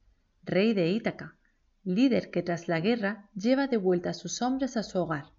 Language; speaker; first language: Spanish; native; Spanish